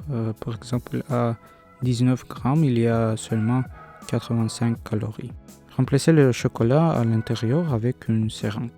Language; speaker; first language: French; non-native, learner; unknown